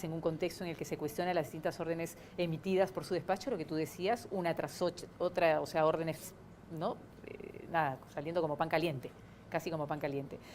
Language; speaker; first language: Spanish; native; Spanish